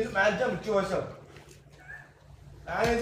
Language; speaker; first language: Arabic; native; Arabic